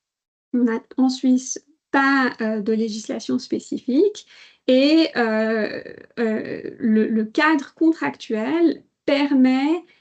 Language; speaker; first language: French; native; French